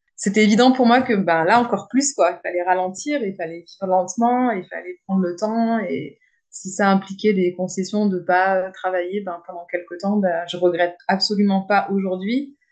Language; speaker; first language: French; native; French